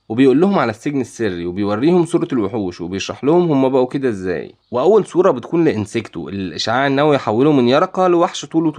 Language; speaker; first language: Arabic; native; Arabic